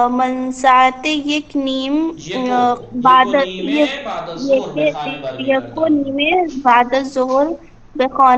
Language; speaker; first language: Persian; non-native, learner; Urdu